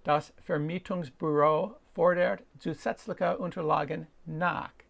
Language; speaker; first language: German; non-native, learner; English